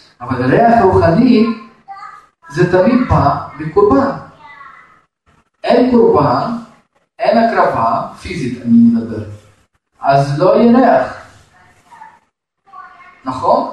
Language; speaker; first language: Hebrew; non-native, fluent; Russian